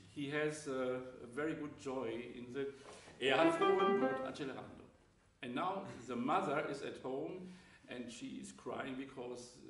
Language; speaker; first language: English; non-native, fluent; German